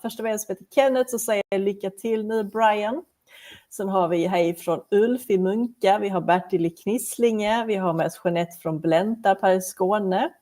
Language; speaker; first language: Swedish; native; Swedish